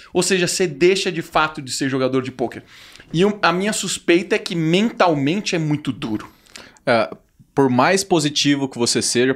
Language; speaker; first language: Portuguese; native; Portuguese